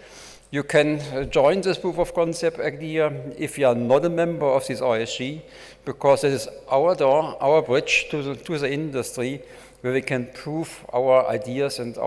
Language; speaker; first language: English; non-native, fluent; German